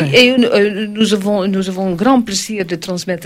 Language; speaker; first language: French; non-native, learner; Dutch